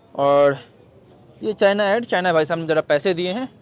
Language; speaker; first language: Hindi; native; Hindi